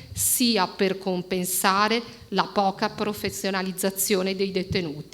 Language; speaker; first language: Italian; native; Italian